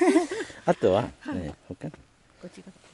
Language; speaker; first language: Japanese; non-native, learner; Chinese